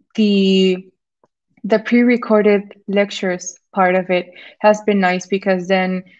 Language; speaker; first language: English; non-native, fluent; Spanish